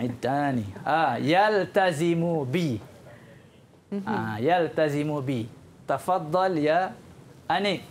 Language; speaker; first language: Arabic; non-native, fluent; Malay